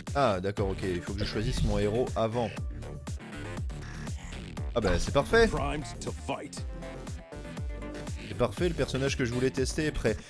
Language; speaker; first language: French; native; French